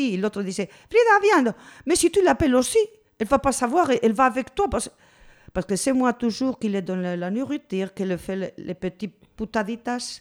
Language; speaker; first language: French; non-native, learner; Spanish